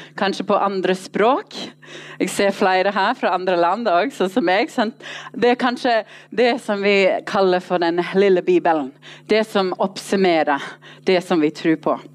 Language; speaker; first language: Norwegian; non-native, fluent; English